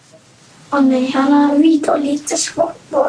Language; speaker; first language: Swedish; early bilingual, other home language; Vietnamese